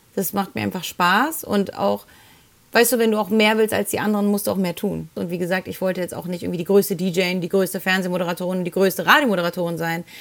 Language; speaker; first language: German; early bilingual, other home language; Spanish